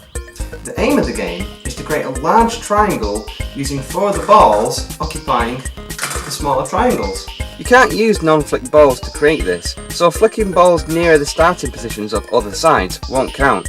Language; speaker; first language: English; native; English